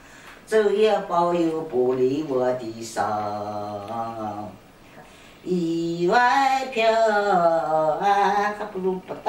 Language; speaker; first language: Chinese; native; Chinese